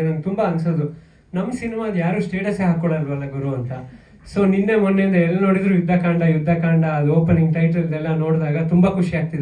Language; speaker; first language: Kannada; native; Kannada